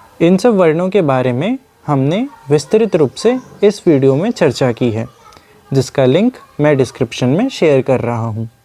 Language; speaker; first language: Hindi; non-native, local second language; Sindhi